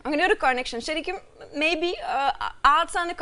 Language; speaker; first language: Malayalam; non-native, fluent; French